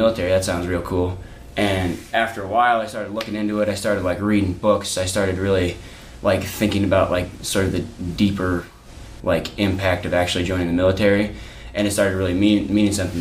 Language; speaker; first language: English; native; English